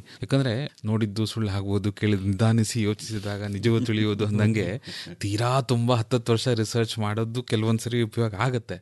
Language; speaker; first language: Kannada; native; Kannada